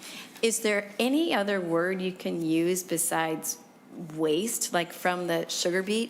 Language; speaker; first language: English; native; English